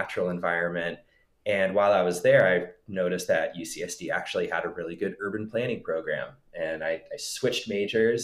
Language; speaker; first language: English; native; English